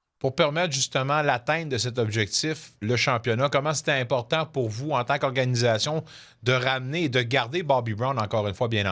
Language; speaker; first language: French; native; French